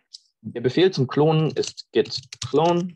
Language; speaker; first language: German; native; German